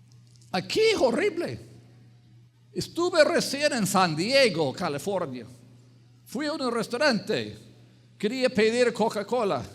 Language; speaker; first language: Spanish; non-native, fluent; English